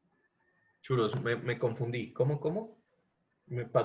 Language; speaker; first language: Spanish; native; Spanish